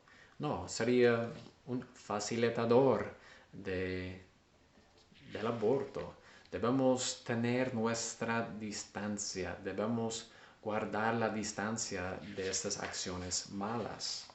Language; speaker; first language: Spanish; non-native, learner; English